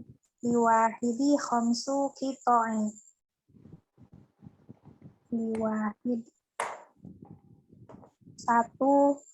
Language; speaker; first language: Arabic; non-native, learner; Indonesian